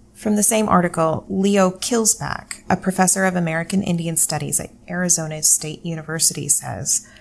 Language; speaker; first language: English; native; English